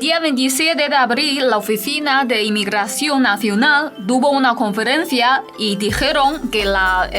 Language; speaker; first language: Spanish; non-native, fluent; Chinese